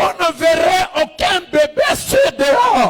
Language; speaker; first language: French; non-native, local second language; Lingala